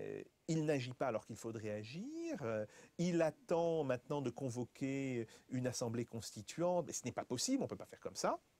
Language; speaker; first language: French; native; French